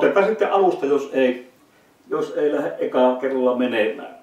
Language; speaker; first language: Finnish; native; Finnish